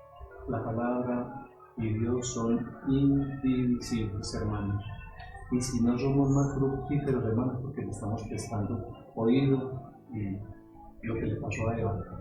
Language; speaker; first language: Spanish; native; Spanish